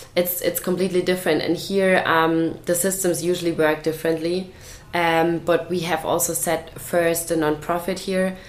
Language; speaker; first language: English; non-native, fluent; German